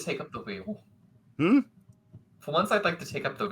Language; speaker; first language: English; native; English